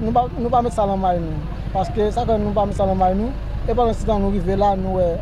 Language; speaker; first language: Haitian Creole; native; Haitian Creole